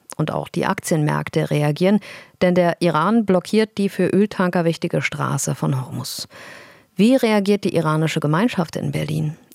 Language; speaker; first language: German; native; German